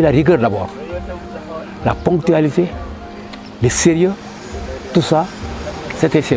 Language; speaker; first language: French; non-native, local second language; Wolof